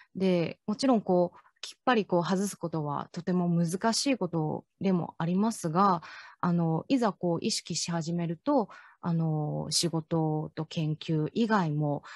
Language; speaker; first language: Japanese; non-native, fluent; Chinese